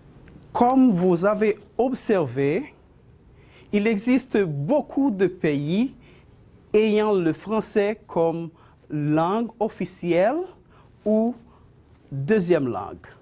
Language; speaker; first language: French; non-native, fluent; Spanish